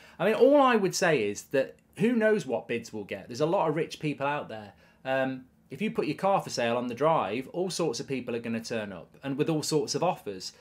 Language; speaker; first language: English; native; English